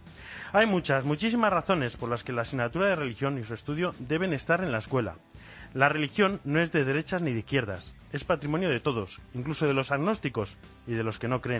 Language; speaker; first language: Spanish; native; Spanish